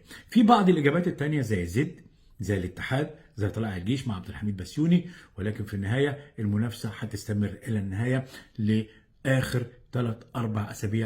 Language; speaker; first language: Arabic; native; Arabic